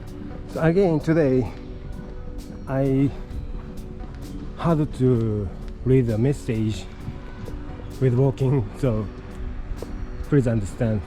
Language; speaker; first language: English; non-native, learner; Japanese